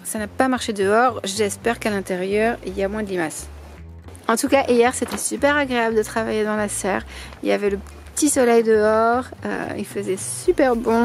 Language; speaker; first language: French; native; French